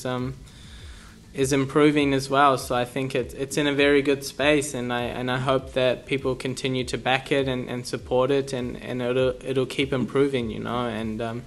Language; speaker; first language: English; native; English